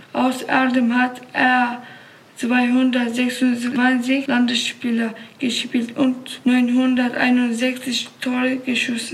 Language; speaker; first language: German; non-native, learner; Turkish